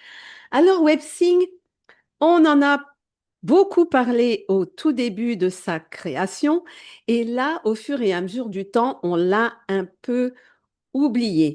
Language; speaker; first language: French; native; French